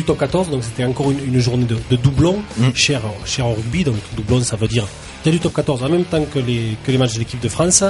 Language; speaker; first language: French; native; French